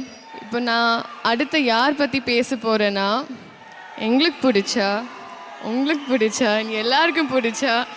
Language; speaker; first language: Tamil; non-native, learner; Telugu